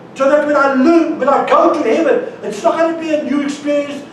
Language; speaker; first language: English; non-native, local second language; Afrikaans